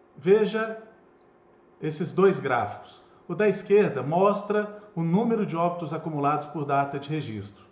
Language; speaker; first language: Portuguese; native; Portuguese